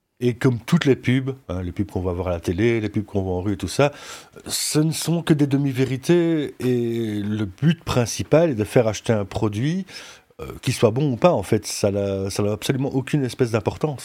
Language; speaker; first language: French; native; French